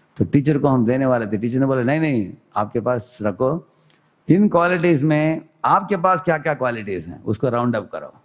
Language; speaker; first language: Hindi; non-native, local second language; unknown